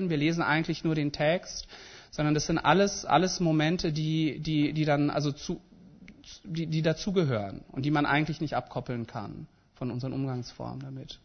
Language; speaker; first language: German; native; German